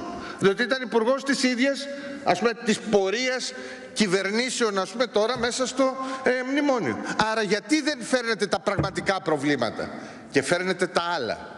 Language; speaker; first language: Greek; native; Greek